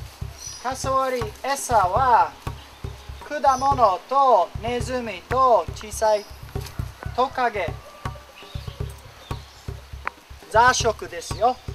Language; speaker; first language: Japanese; non-native, learner; English